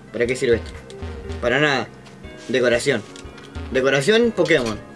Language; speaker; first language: Spanish; native; Spanish